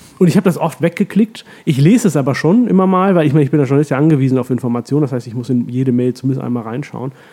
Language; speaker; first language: German; early bilingual, other home language; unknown